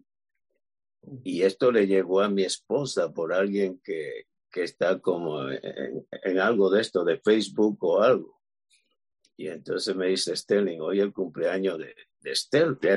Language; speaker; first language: Spanish; native; Spanish